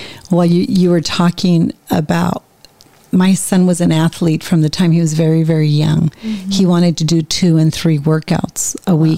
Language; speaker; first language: English; native; English